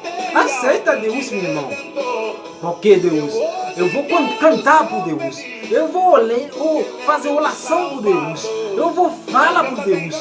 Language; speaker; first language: Portuguese; non-native, learner; Haitian Creole